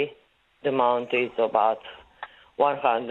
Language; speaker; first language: English; non-native, learner; Croatian